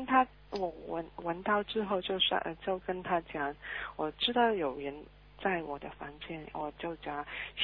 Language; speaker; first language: Chinese; early bilingual, heritage; Chinese